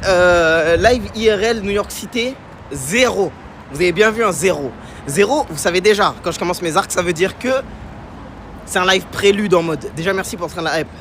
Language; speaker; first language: French; native; French